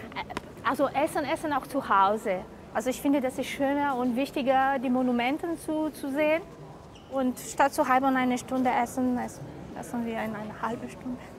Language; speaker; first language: German; non-native, fluent; Romanian